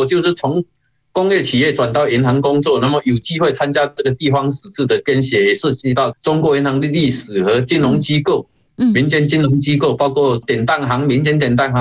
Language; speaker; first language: Chinese; native; Chinese